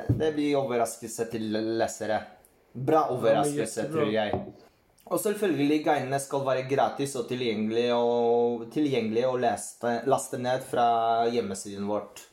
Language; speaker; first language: Norwegian; non-native, fluent; Polish